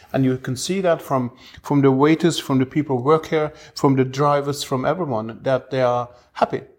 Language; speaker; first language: English; non-native, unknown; Norwegian